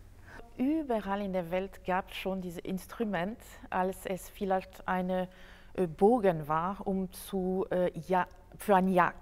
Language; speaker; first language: German; non-native, fluent; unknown